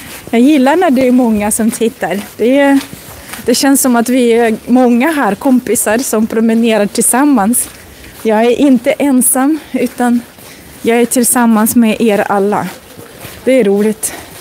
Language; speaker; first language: Swedish; non-native, fluent; Russian